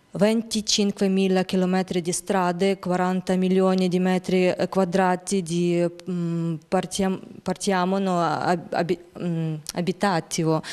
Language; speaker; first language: Italian; non-native, learner; Ukrainian